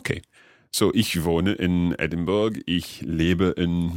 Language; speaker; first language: German; non-native, learner; English